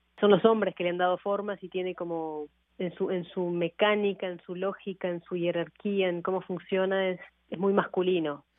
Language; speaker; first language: Spanish; native; Spanish